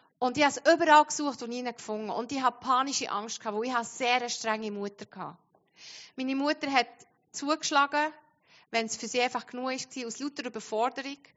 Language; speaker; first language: German; non-native, fluent; Arabic